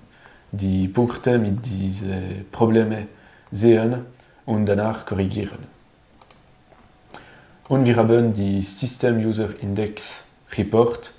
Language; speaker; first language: German; non-native, learner; French